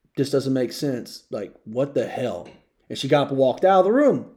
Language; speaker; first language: English; native; English